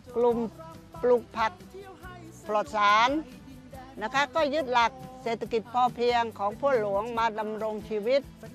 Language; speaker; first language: Thai; non-native, local second language; Khmer